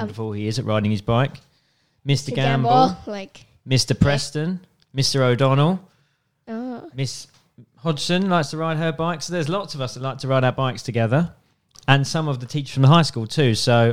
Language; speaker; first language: English; native; English